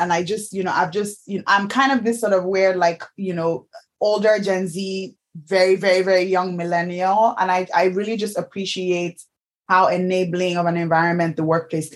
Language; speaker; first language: English; non-native, local second language; Yoruba